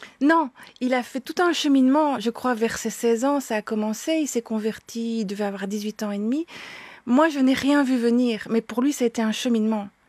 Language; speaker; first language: French; native; French